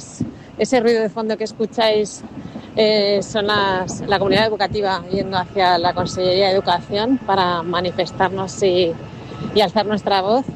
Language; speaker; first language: Spanish; native; Spanish